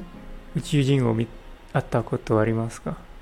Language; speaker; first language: Japanese; non-native, learner; English